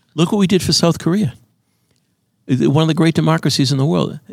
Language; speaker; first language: English; native; English